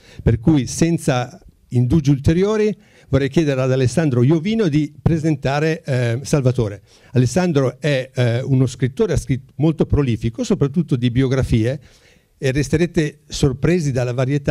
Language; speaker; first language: Italian; native; Italian